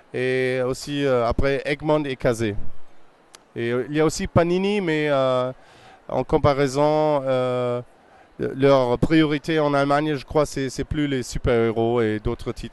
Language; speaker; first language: French; non-native, fluent; German